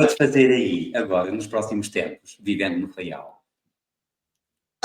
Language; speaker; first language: Portuguese; native; Portuguese